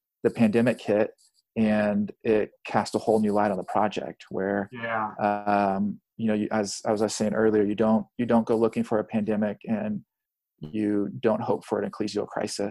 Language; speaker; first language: English; native; English